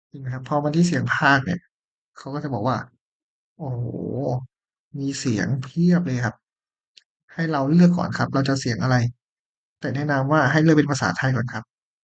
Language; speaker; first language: Thai; native; Thai